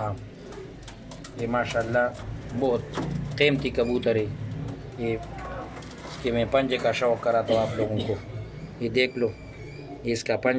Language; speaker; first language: Hindi; non-native, local second language; Pashto